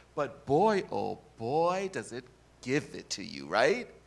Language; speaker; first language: English; native; English